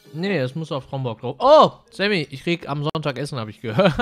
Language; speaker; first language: German; native; German